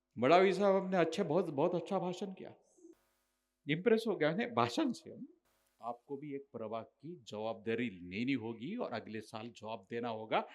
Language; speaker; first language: Hindi; non-native, local second language; Marathi